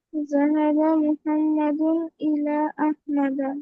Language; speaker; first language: Arabic; non-native, learner; Bangla